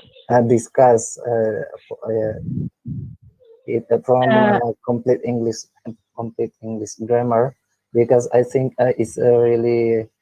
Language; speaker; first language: English; non-native, learner; Indonesian